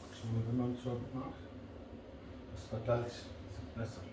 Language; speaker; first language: German; non-native, learner; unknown